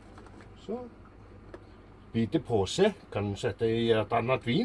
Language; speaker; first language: Swedish; native; Swedish